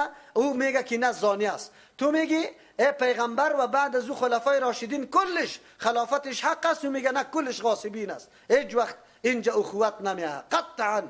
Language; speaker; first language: Persian; native; Persian